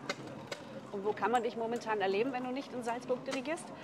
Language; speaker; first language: German; native; German